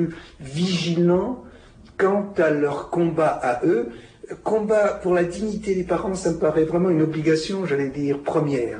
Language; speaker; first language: French; native; French